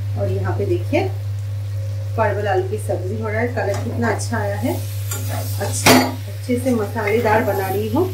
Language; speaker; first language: Hindi; non-native, local second language; Bangla